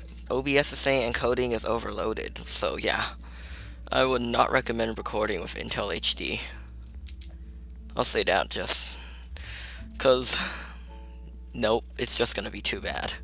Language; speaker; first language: English; native; English